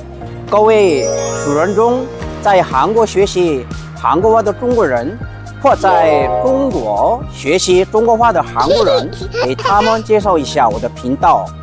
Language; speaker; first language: Chinese; non-native, fluent; Korean